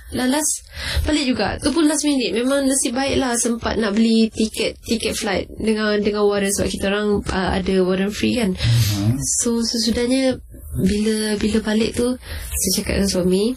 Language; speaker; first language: Malay; non-native, local second language; Iban